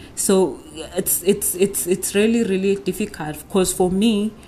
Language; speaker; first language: English; non-native, local second language; Zulu